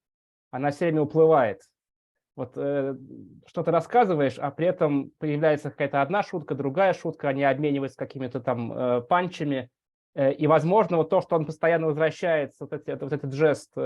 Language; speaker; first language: Russian; native; Russian